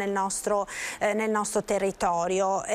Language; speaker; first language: Italian; native; Italian